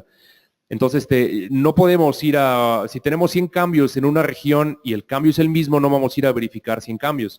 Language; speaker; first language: Spanish; native; Spanish